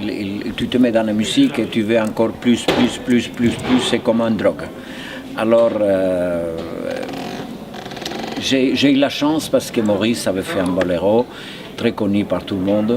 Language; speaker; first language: French; non-native, fluent; Spanish